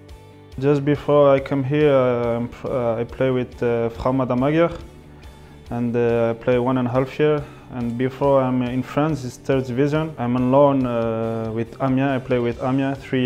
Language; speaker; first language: English; non-native, learner; French